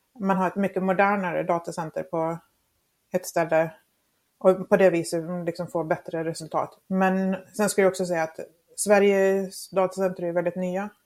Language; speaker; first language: Swedish; non-native, fluent; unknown